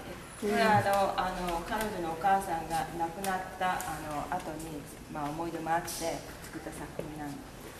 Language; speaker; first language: Japanese; native; Japanese